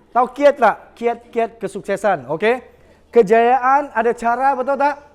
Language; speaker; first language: Malay; non-native, local second language; Chinese